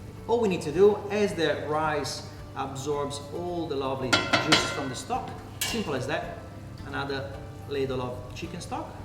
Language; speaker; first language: English; non-native, fluent; Italian